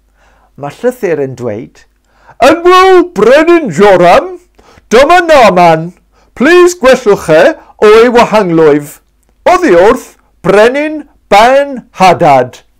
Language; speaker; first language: Welsh; non-native, local second language; English